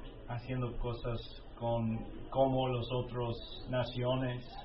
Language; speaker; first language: Spanish; non-native, learner; English